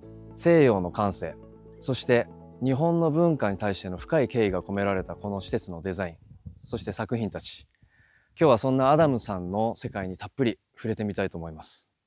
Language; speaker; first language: Japanese; native; Japanese